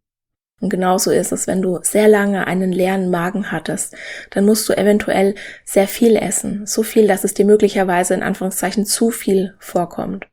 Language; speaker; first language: German; native; German